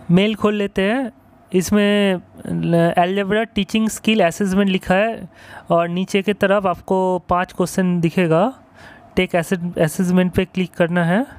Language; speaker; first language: Hindi; non-native, local second language; Bangla